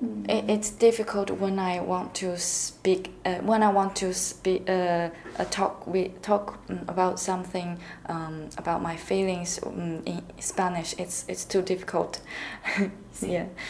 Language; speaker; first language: English; non-native, learner; Chinese